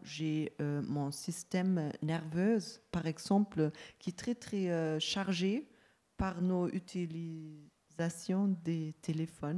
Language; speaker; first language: French; non-native, fluent; German